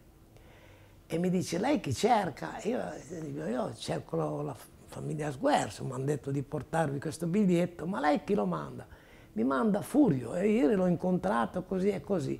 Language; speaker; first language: Italian; native; Italian